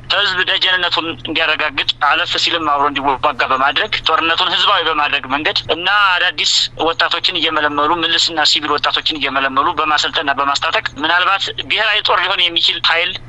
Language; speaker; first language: Amharic; native; Amharic